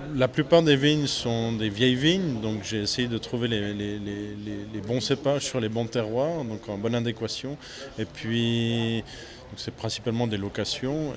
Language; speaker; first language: French; native; French